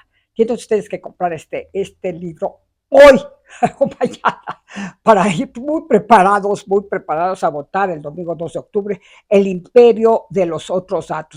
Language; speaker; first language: Spanish; native; Spanish